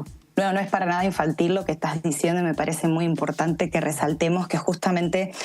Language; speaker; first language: Spanish; native; Spanish